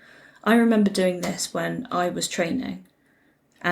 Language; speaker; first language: English; native; English